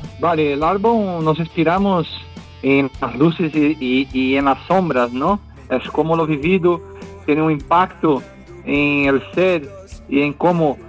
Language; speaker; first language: Spanish; non-native, fluent; Portuguese